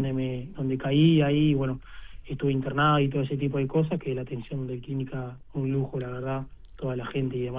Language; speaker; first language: Spanish; native; Spanish